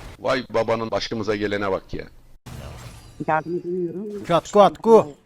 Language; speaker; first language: Turkish; native; Turkish